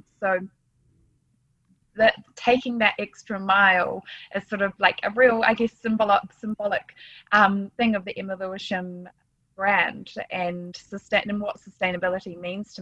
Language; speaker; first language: English; native; English